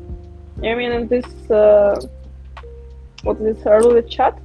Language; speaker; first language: English; non-native, learner; Russian